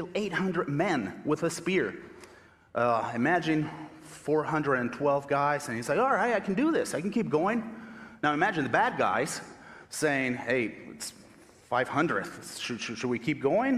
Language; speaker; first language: English; non-native, fluent; Spanish